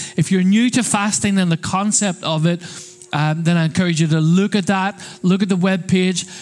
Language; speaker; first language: English; native; English